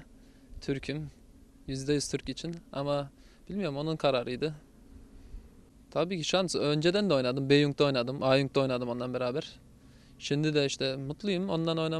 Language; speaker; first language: Turkish; early bilingual, heritage; Turkish